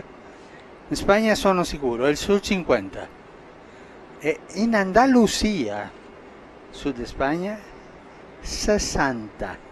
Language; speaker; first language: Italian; early bilingual, heritage; Spanish